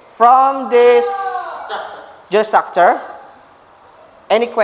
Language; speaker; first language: English; non-native, fluent; Indonesian